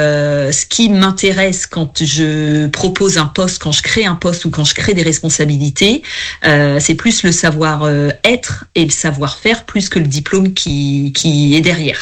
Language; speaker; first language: French; native; French